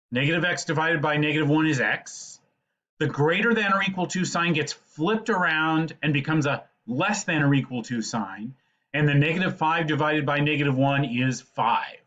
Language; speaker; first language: English; native; English